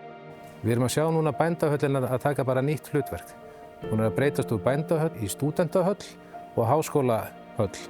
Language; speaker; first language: Icelandic; native; Icelandic